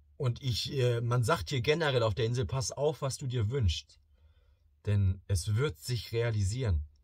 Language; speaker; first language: German; early bilingual, other home language; Bosnian